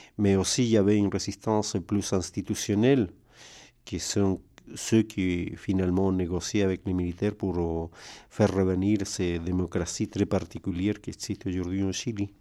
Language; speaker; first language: French; non-native, fluent; Spanish